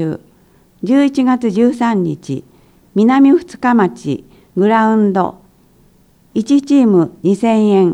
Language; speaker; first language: Japanese; native; Japanese